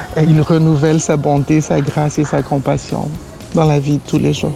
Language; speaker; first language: French; non-native, local second language; Malagasy